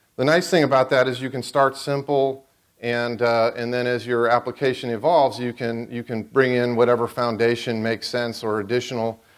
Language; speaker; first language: English; native; English